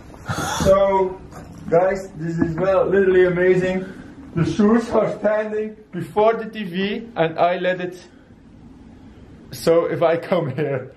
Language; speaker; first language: English; non-native, learner; Dutch